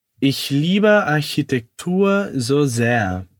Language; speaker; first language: German; non-native, fluent; Portuguese